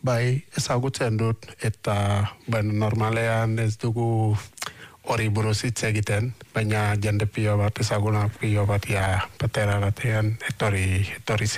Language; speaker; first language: Basque; non-native, learner; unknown